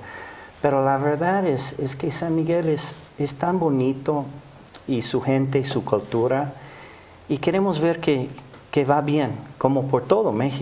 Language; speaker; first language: Spanish; non-native, fluent; English